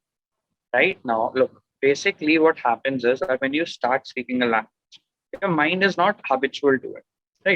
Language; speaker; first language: English; non-native, local second language; Hindi